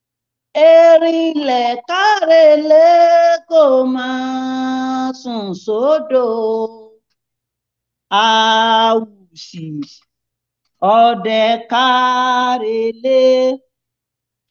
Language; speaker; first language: English; non-native, local second language; Yoruba